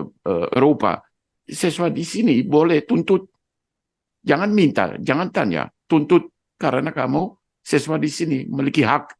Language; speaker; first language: Indonesian; non-native, fluent; Dutch